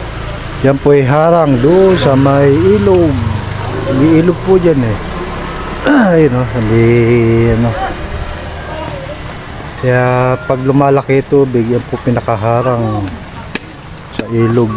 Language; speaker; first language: Filipino; native; Filipino